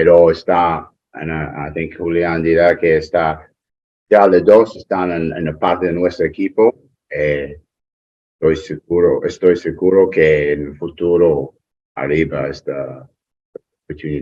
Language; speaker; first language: Spanish; non-native, learner; English